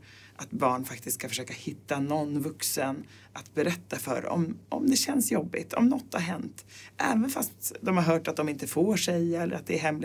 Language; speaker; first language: Swedish; native; Swedish